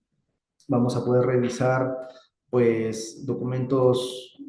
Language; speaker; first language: Spanish; native; Spanish